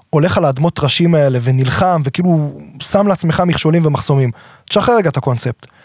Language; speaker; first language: Hebrew; native; Hebrew